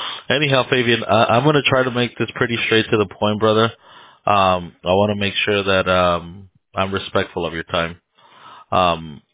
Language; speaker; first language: English; early bilingual, other home language; Spanish